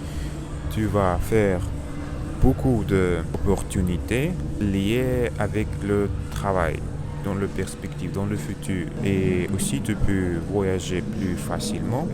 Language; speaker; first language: French; non-native, learner; Russian